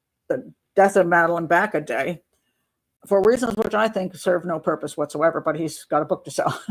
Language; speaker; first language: English; native; English